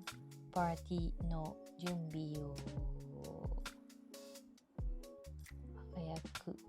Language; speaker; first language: Japanese; non-native, learner; French